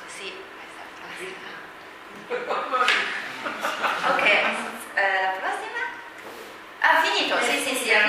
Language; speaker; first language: Italian; non-native, fluent; Chinese